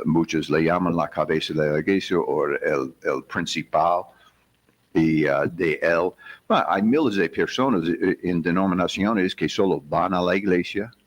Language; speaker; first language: Spanish; non-native, fluent; English